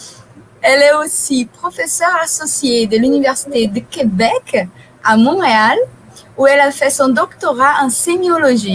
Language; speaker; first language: French; non-native, fluent; Portuguese